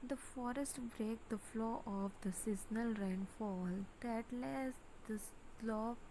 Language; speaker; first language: English; non-native, local second language; Gujarati